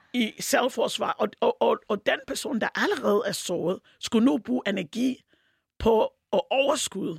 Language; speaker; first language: Danish; non-native, fluent; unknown